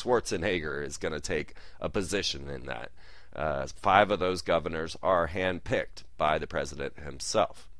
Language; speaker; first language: English; native; English